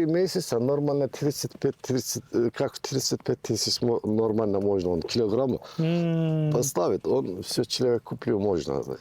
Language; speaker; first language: Russian; non-native, learner; Turkish